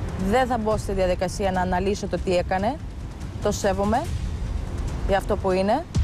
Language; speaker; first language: Greek; non-native, fluent; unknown